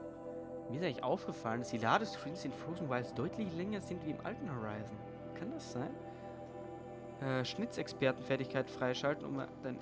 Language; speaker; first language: German; native; German